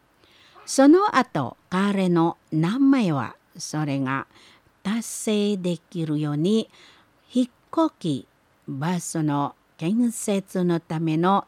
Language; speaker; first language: Japanese; non-native, learner; Indonesian